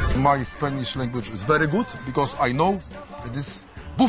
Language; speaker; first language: English; non-native, learner; Polish